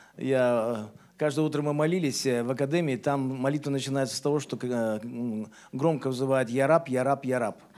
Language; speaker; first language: Russian; native; Russian